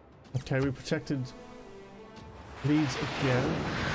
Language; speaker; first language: English; native; English